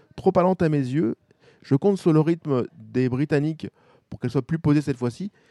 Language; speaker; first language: French; native; French